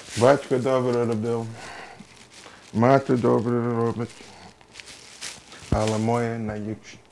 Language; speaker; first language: Ukrainian; early bilingual, heritage; Ukrainian